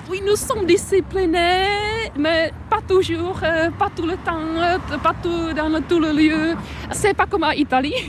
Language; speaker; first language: French; non-native, fluent; Czech